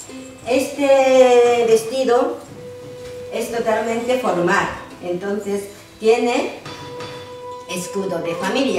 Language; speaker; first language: Spanish; non-native, learner; Japanese